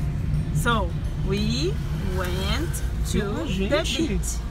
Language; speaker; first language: English; non-native, learner; Portuguese